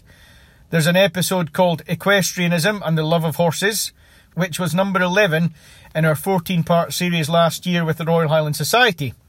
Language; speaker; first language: English; native; English